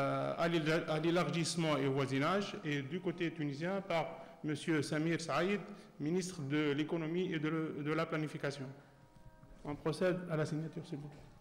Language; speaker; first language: French; non-native, local second language; Arabic